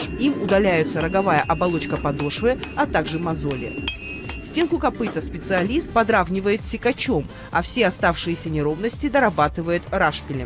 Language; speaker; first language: Russian; native; Russian